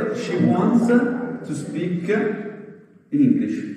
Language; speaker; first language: English; non-native, fluent; Italian